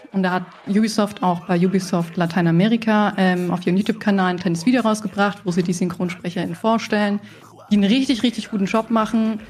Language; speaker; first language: German; early bilingual, other home language; Spanish